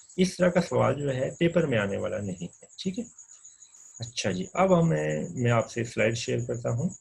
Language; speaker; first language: Urdu; non-native, local second language; Punjabi